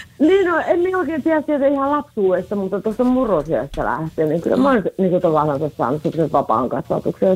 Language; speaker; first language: Finnish; native; Finnish